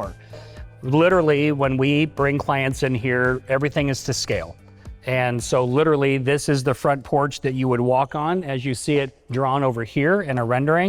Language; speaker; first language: English; native; English